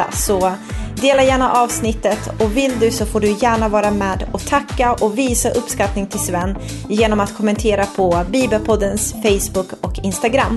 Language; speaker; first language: Swedish; native; Swedish